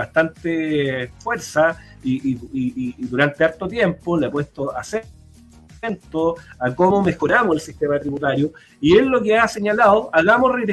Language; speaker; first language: Spanish; native; Spanish